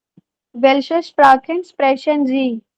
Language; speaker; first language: German; non-native, fluent; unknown